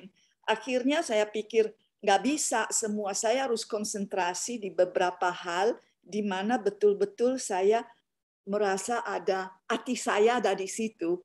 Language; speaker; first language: Indonesian; non-native, fluent; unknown